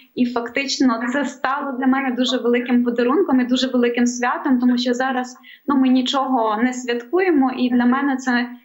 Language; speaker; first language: Ukrainian; native; Ukrainian